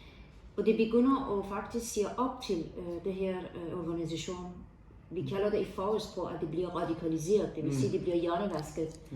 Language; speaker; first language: Danish; non-native, fluent; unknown